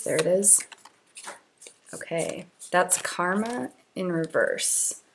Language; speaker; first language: English; native; English